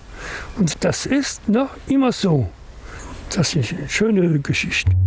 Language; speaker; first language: German; non-native, learner; French